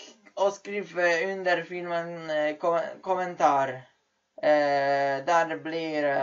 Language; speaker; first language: Norwegian; early bilingual, other home language; Polish